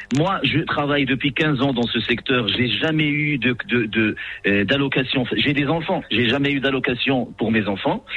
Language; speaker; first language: French; non-native, local second language; Arabic